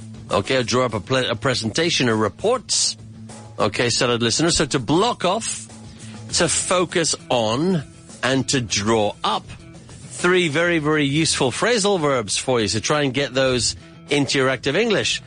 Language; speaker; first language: English; native; English